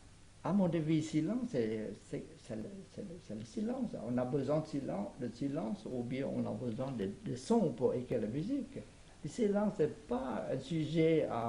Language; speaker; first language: French; non-native, fluent; Vietnamese